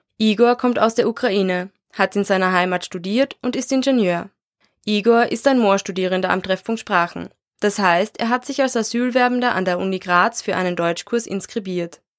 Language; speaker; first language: German; native; German